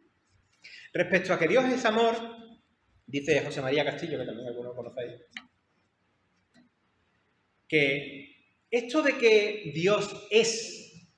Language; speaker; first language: Spanish; native; Spanish